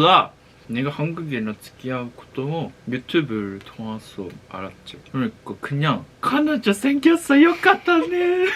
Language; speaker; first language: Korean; non-native, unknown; Japanese